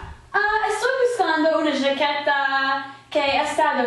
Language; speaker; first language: Spanish; non-native, learner; English